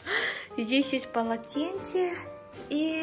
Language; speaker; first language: Russian; non-native, learner; Korean